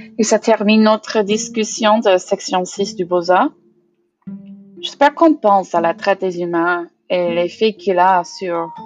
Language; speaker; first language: French; non-native, fluent; English